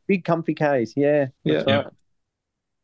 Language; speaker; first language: English; native; English